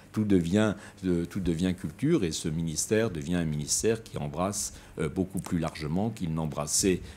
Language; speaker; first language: French; native; French